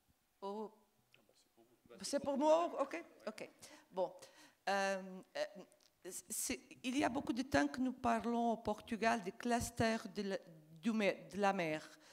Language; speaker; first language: French; non-native, fluent; Portuguese